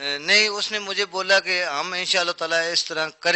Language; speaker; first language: Urdu; native; Urdu